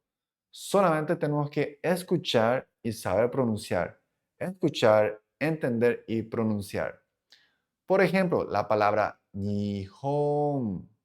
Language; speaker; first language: Spanish; non-native, fluent; Japanese